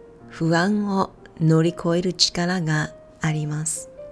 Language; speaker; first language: Japanese; native; Japanese